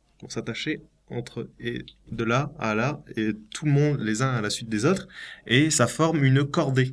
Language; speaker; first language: French; native; French